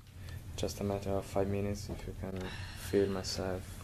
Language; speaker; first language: English; non-native, learner; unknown